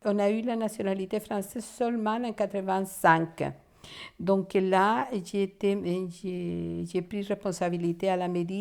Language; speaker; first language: French; non-native, fluent; Spanish